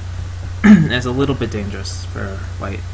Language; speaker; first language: English; native; English